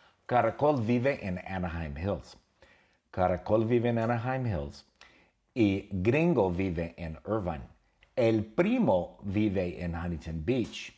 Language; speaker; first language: Spanish; non-native, fluent; English